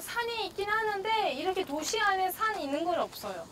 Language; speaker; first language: Korean; non-native, fluent; Turkish